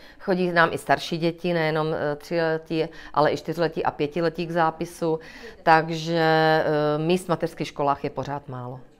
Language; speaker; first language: Czech; native; Czech